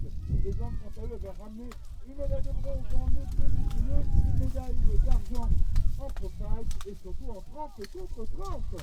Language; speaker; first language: French; native; French